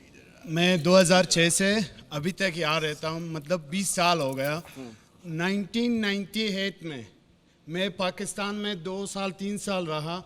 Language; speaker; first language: Hindi; non-native, learner; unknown